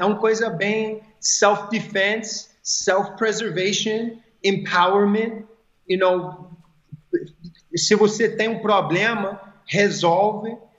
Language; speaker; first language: Portuguese; early bilingual, heritage; English